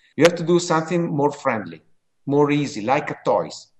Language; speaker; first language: English; non-native, fluent; Italian